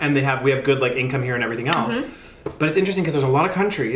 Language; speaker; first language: English; native; English